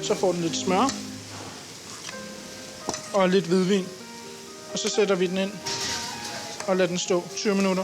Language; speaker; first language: Danish; native; Danish